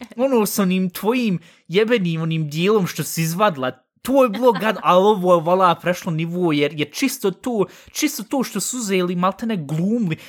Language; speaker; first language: Bosnian; early bilingual, heritage; Bosnian